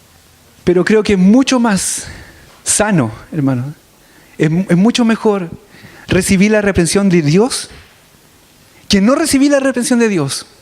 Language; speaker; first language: Spanish; native; Spanish